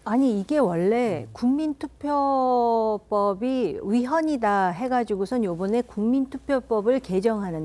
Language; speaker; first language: Korean; native; Korean